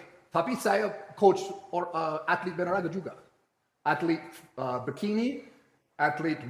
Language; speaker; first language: Indonesian; non-native, fluent; English